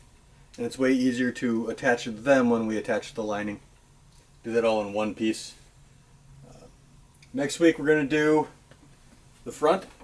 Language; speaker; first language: English; native; English